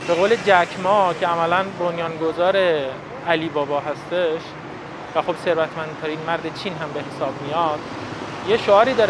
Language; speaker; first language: Persian; native; Persian